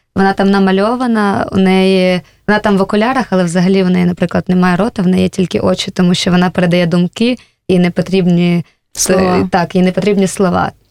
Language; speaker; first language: Ukrainian; native; Ukrainian